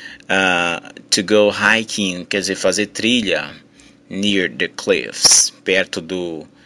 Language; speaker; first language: English; non-native, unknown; Portuguese